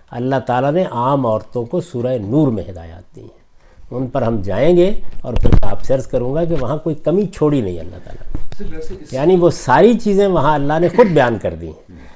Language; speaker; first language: Urdu; non-native, local second language; Punjabi